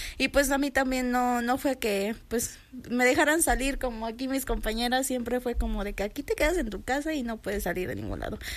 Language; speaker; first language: Spanish; early bilingual, heritage; Spanish